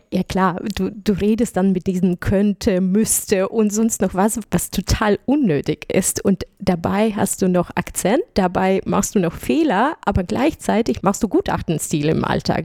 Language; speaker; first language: German; non-native, fluent; Russian